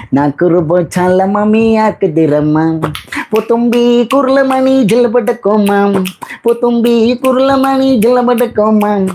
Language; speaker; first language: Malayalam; non-native, learner; Bangla